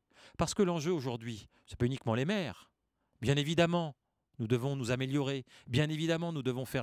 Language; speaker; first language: French; native; French